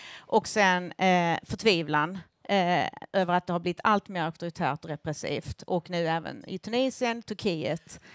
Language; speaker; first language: Swedish; native; Swedish